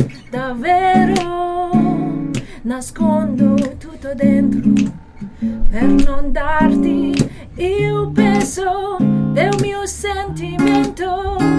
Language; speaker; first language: Italian; non-native, fluent; Chinese